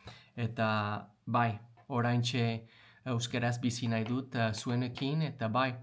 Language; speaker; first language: Basque; non-native, learner; English